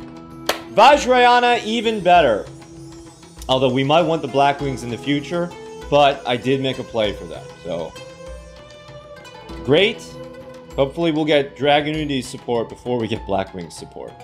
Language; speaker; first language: English; native; English